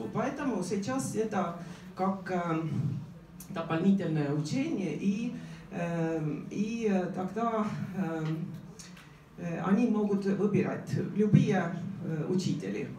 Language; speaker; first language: Russian; non-native, fluent; Estonian